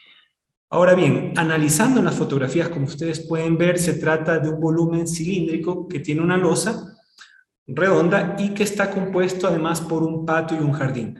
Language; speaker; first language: Spanish; native; Spanish